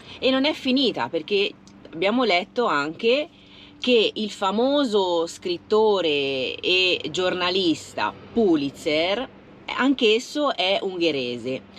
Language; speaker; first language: Italian; native; Italian